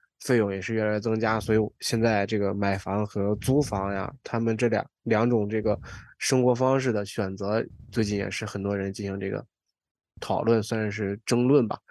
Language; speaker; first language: Chinese; native; Chinese